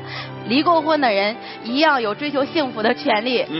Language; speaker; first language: Chinese; native; Chinese